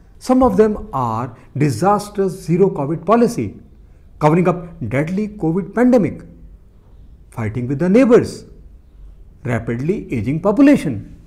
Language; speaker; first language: English; non-native, local second language; Hindi